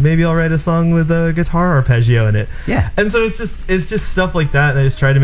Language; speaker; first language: English; early bilingual, other home language; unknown